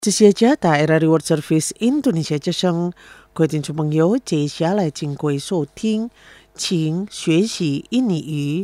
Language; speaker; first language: Chinese; non-native, fluent; Indonesian